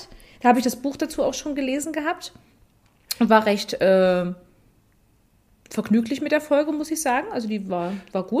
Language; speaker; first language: German; native; German